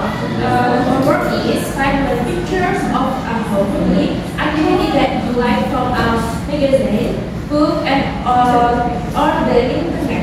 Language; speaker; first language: English; non-native, learner; Indonesian